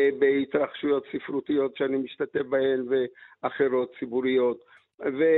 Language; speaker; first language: Hebrew; early bilingual, other home language; Arabic